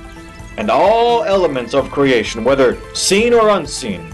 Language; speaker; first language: English; native; English